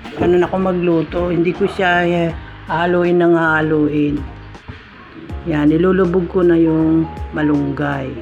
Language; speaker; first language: Filipino; non-native, local second language; Iloko